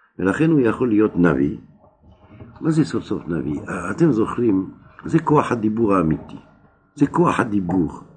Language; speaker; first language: Hebrew; non-native, fluent; French